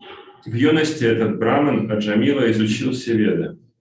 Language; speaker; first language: Russian; native; Russian